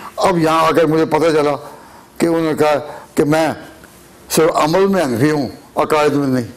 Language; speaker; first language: Urdu; non-native, local second language; Punjabi